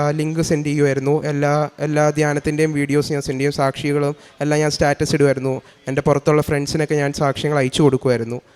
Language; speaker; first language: Malayalam; early bilingual, heritage; Malayalam